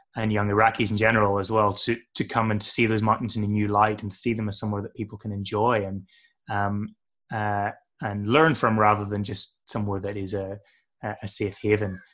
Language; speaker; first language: English; native; English